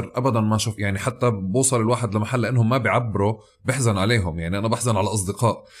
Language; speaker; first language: Arabic; native; Arabic